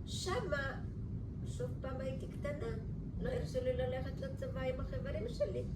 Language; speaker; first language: Hebrew; early bilingual, other home language; Bulgarian